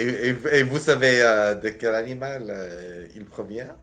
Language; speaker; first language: French; non-native, learner; English